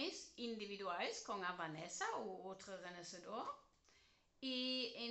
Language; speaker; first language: Portuguese; non-native, learner; German